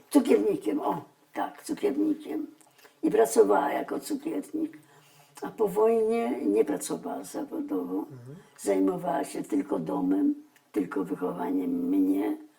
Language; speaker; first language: Polish; early bilingual, other home language; Russian